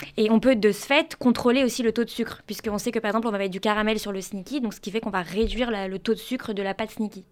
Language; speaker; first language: French; native; French